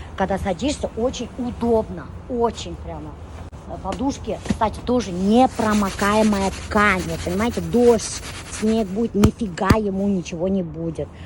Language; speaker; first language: Russian; non-native, local second language; Bashkir